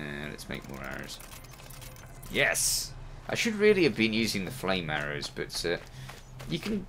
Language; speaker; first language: English; native; English